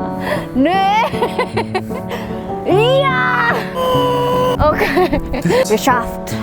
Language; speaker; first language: German; non-native, learner; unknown